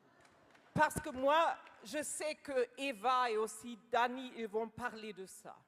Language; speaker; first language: French; non-native, learner; German